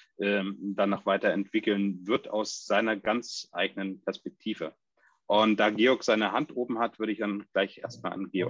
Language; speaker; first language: German; native; German